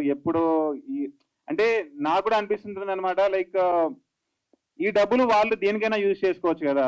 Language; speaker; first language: Telugu; native; Telugu